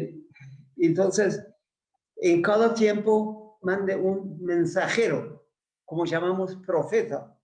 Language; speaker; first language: Spanish; non-native, fluent; Persian